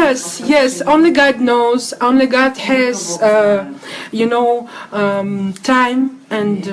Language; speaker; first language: English; non-native, learner; Russian